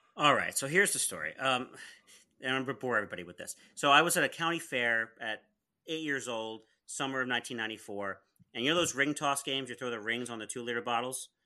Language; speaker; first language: English; early bilingual, other home language; Italian